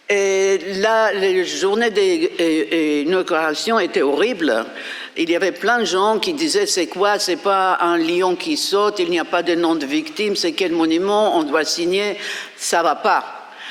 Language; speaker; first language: French; non-native, fluent; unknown